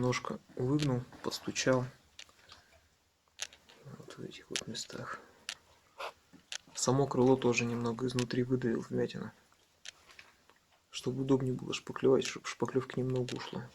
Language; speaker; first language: Russian; native; Russian